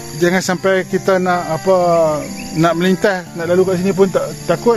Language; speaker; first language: Malay; native; Malay